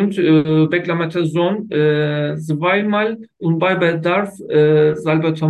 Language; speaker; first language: German; non-native, learner; Turkish